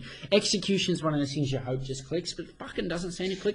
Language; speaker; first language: English; native; English